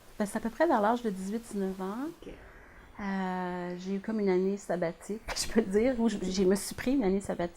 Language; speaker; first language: French; native; French